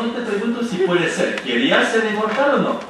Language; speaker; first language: Spanish; non-native, fluent; French